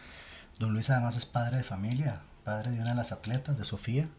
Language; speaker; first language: Spanish; native; Spanish